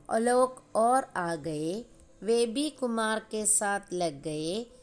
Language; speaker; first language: Hindi; non-native, local second language; Malayalam